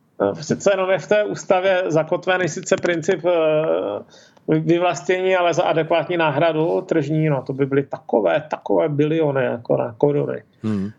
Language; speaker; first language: Czech; native; Czech